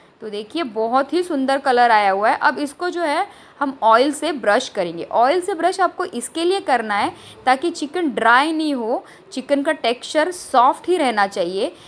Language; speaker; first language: Hindi; non-native, local second language; Marathi